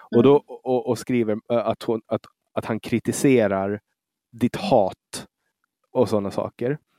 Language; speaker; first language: Swedish; native; Swedish